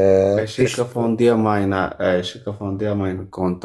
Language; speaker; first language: German; non-native, learner; Oromo